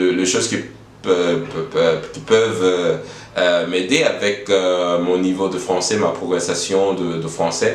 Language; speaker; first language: French; non-native, learner; English